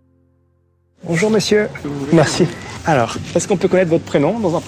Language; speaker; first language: French; native; French